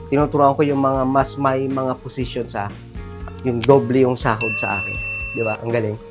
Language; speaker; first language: Filipino; non-native, local second language; Iloko